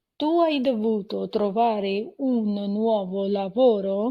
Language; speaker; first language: Italian; non-native, fluent; Punjabi